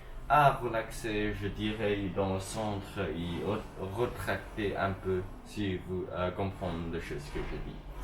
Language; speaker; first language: French; non-native, learner; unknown